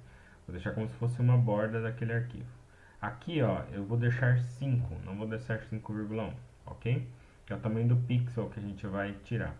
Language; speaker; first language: Portuguese; native; Portuguese